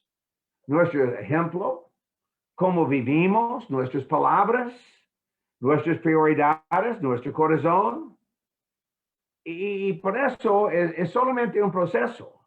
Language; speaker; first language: Spanish; non-native, fluent; English